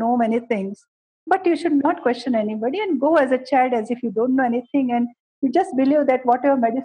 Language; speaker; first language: English; non-native, local second language; Kannada